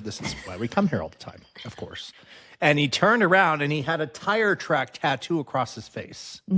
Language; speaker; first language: English; native; English